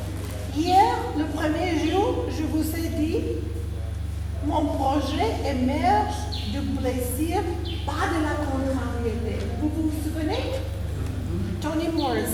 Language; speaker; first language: French; non-native, fluent; Spanish